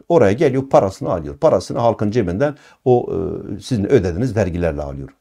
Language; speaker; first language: Turkish; non-native, local second language; Kurdish